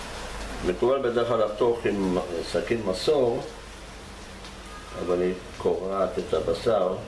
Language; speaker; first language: Hebrew; native; Hebrew